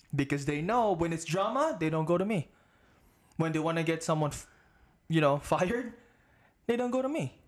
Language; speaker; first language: English; non-native, local second language; Filipino